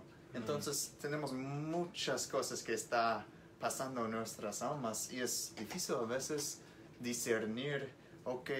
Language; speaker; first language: Spanish; non-native, learner; English